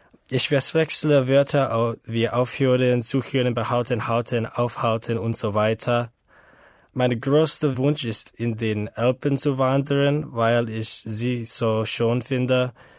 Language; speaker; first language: German; non-native, learner; English